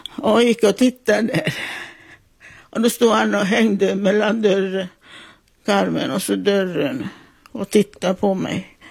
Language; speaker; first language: Swedish; non-native, fluent; Italian